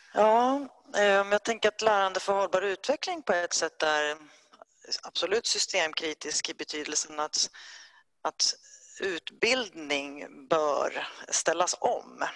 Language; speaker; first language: Swedish; native; Swedish